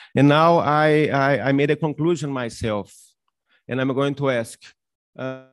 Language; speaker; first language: English; non-native, fluent; Portuguese